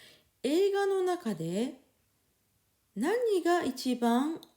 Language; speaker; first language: Japanese; non-native, fluent; French